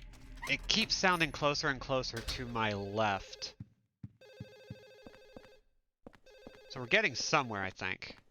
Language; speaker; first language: English; native; English